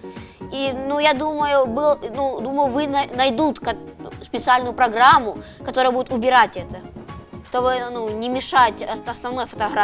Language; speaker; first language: Russian; native; Russian